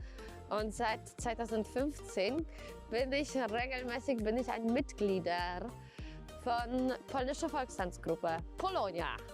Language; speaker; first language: German; non-native, fluent; Polish